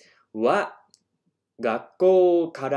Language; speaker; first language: Japanese; non-native, fluent; English